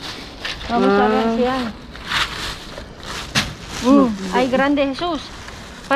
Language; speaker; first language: Spanish; non-native, learner; Filipino